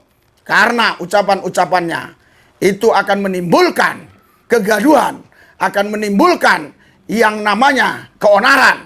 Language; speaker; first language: Indonesian; native; Indonesian